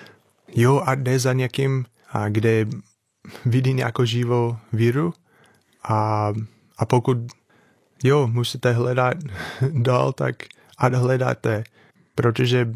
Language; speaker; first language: Czech; non-native, fluent; English